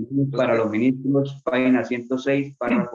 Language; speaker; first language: Spanish; native; Spanish